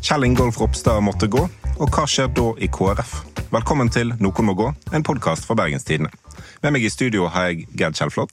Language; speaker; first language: Norwegian; native; Norwegian